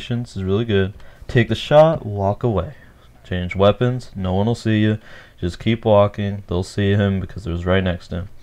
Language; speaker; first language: English; native; English